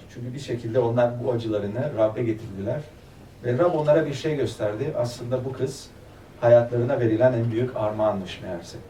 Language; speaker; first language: Turkish; early bilingual, other home language; German